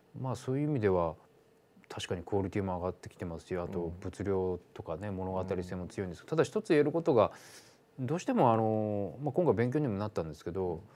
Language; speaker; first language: Japanese; native; Japanese